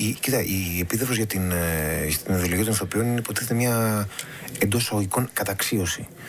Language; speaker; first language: Greek; native; Greek